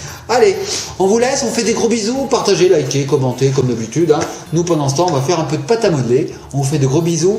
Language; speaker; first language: French; native; French